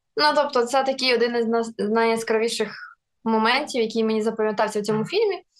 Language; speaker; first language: Ukrainian; non-native, local second language; Russian